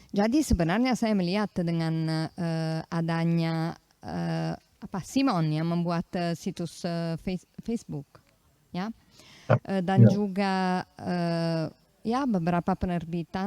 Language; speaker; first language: Indonesian; non-native, fluent; Italian